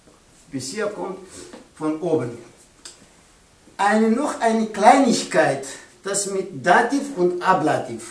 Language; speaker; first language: German; non-native, learner; Pashto